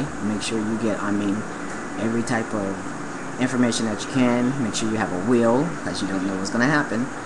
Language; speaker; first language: English; native; English